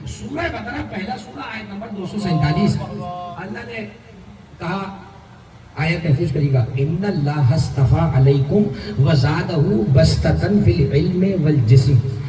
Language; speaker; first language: Urdu; native; Urdu